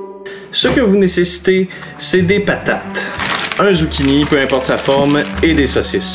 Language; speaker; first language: French; native; French